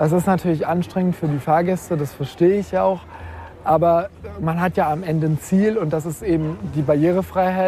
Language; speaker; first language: German; native; German